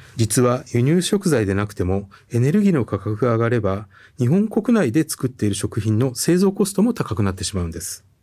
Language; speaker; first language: Japanese; native; Japanese